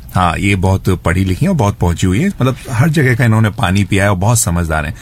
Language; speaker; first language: Hindi; native; Hindi